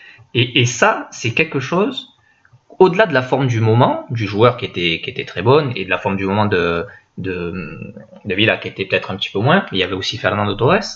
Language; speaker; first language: French; native; French